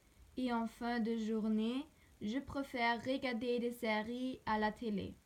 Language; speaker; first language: French; non-native, learner; German